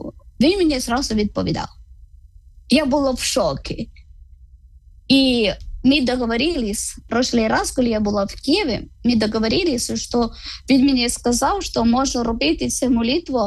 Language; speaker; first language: Ukrainian; non-native, learner; Malayalam